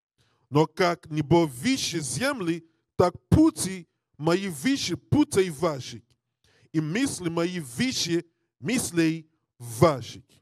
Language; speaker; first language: Russian; non-native, learner; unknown